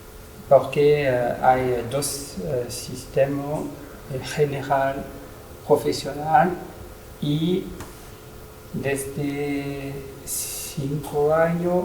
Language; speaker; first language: Spanish; non-native, learner; French